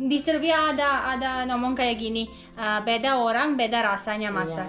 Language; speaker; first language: Indonesian; non-native, learner; Serbian